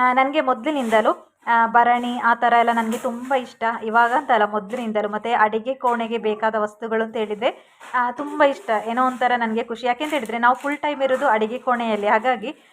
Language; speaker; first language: Kannada; non-native, local second language; Tulu